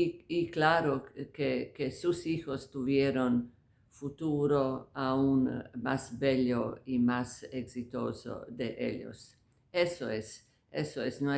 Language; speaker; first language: Spanish; non-native, fluent; Croatian